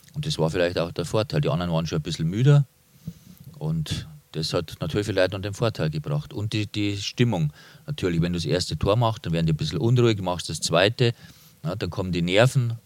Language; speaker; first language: German; native; German